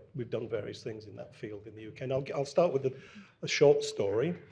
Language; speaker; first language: English; native; English